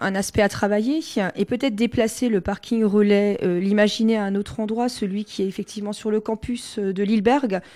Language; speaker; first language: French; non-native, local second language; Swiss German